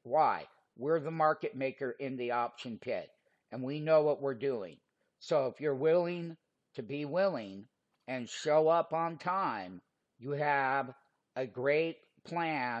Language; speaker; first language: English; native; English